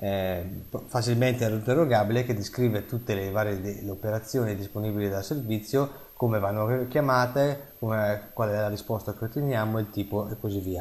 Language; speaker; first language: Italian; native; Italian